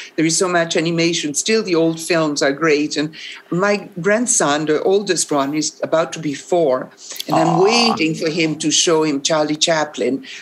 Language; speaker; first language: English; non-native, fluent; Italian